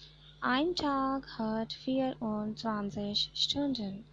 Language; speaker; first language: German; non-native, fluent; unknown